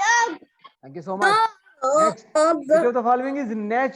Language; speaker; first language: English; non-native, learner; Arabic